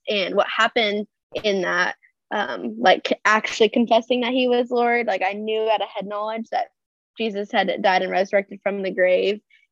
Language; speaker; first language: English; native; English